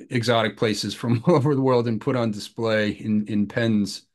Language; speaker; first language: English; native; English